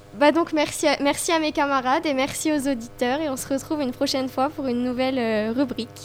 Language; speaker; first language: French; native; French